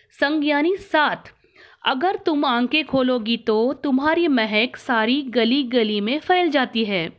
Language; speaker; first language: Hindi; non-native, local second language; Kannada